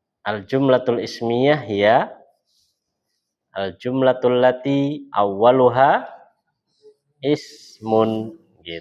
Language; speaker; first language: Arabic; non-native, fluent; Indonesian